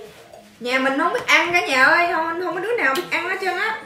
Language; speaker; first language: Vietnamese; native; Vietnamese